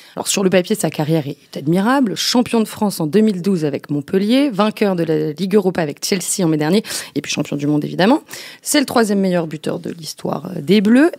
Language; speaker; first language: French; native; French